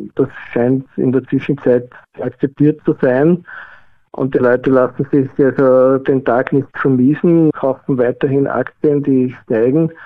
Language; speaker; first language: German; native; German